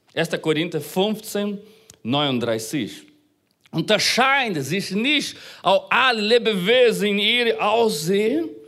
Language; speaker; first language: German; non-native, fluent; Portuguese